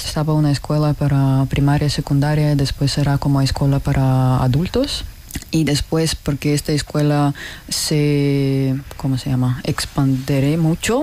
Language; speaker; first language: Spanish; non-native, learner; Russian